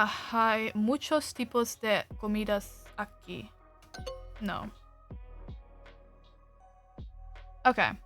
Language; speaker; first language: Spanish; non-native, learner; English